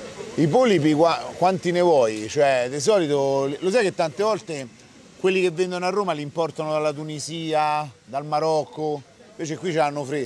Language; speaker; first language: Italian; native; Italian